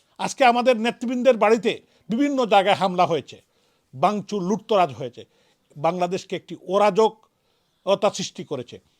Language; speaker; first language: Bangla; native; Bangla